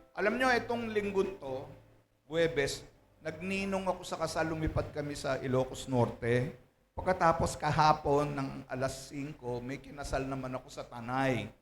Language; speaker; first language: Filipino; native; Filipino